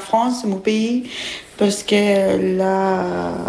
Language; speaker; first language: French; non-native, learner; Albanian